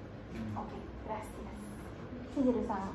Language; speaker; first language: Spanish; non-native, fluent; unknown